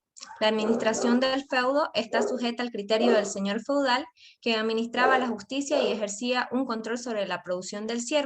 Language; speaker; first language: Spanish; native; Spanish